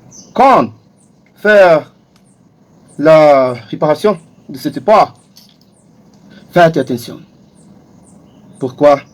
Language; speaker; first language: French; non-native, learner; Portuguese